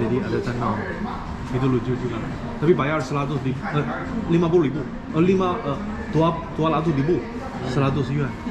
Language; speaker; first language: Indonesian; non-native, learner; Chinese